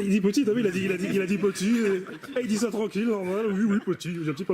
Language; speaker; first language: French; native; French